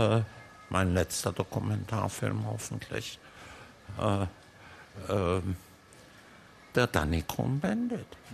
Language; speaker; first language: German; early bilingual, heritage; German